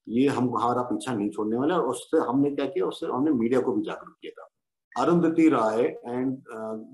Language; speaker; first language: Hindi; native; Hindi